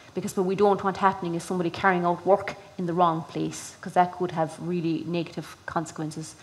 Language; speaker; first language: English; native; English